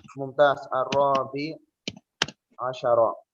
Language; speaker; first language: Arabic; non-native, fluent; Indonesian